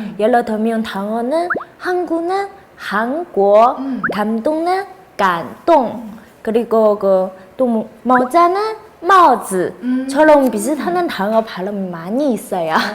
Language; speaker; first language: Korean; non-native, fluent; Chinese